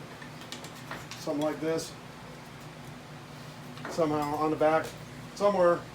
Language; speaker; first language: English; native; English